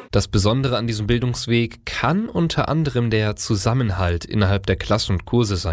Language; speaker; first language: German; native; German